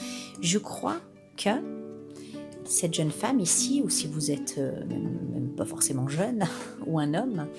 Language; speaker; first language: French; native; French